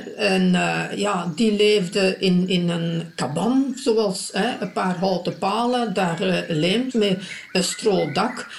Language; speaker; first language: Dutch; native; Dutch